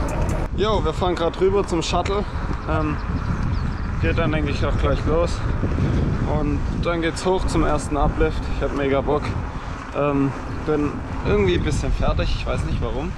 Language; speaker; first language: German; native; German